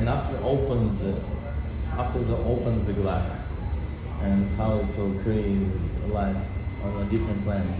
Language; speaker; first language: English; non-native, fluent; Russian